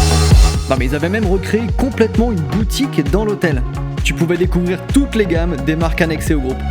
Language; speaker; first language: French; native; French